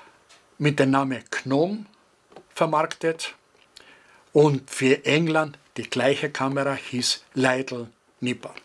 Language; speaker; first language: German; non-native, fluent; Greek